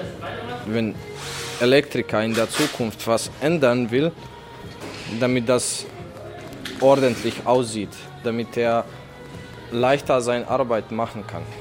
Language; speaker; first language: German; non-native, learner; Bosnian